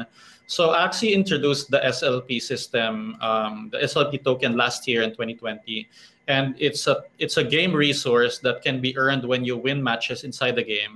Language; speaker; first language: English; non-native, local second language; Filipino